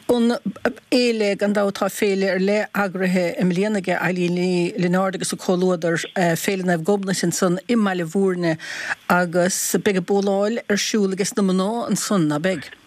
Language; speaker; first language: Irish; native; Irish